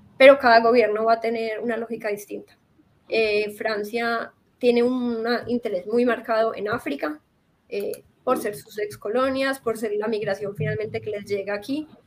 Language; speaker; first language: Spanish; native; Spanish